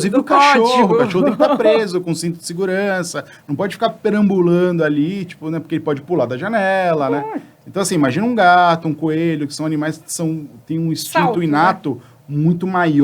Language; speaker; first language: Portuguese; native; Portuguese